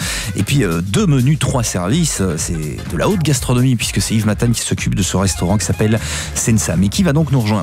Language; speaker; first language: French; native; French